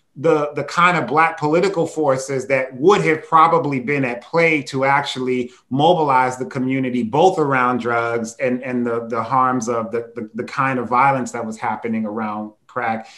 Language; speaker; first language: English; native; English